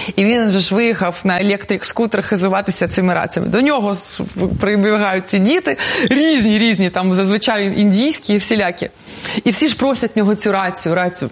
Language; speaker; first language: Ukrainian; non-native, local second language; Russian